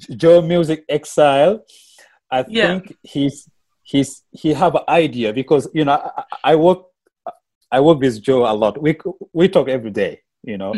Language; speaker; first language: English; non-native, learner; Wolof